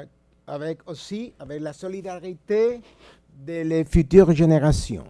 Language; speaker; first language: French; non-native, fluent; Spanish